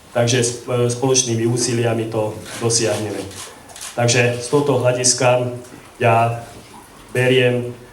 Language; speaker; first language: Slovak; non-native, local second language; Hungarian